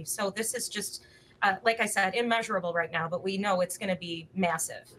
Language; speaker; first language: English; native; English